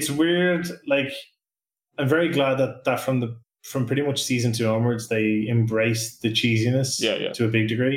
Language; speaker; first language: English; native; English